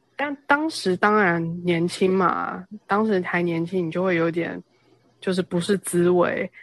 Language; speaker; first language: Chinese; native; Chinese